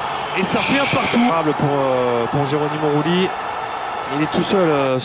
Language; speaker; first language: French; native; French